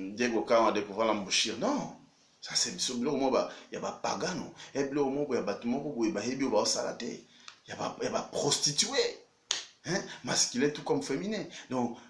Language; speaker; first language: French; non-native, local second language; Lingala